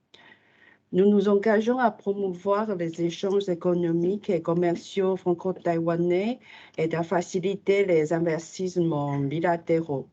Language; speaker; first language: French; non-native, fluent; Chinese